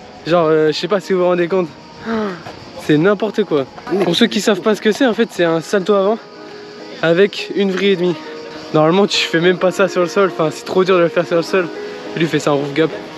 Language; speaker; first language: French; native; French